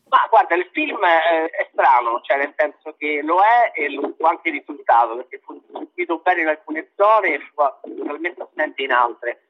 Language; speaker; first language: Italian; native; Italian